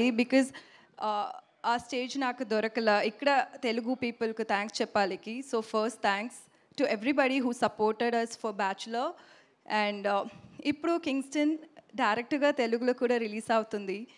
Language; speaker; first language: Telugu; non-native, learner; Tamil